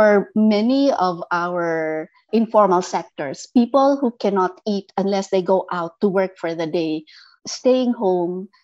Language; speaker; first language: English; non-native, local second language; Filipino